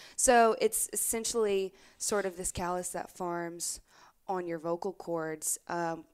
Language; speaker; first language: English; native; English